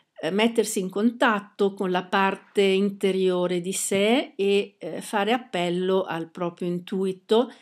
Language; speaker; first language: Italian; native; Italian